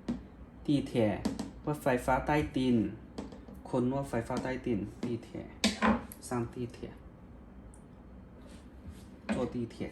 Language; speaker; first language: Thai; non-native, learner; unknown